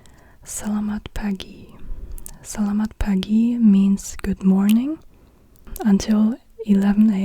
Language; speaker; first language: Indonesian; non-native, learner; German